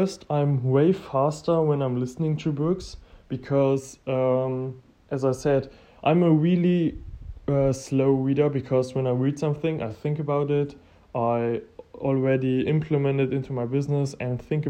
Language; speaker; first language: English; non-native, fluent; German